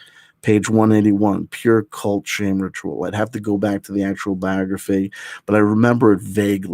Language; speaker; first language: English; native; English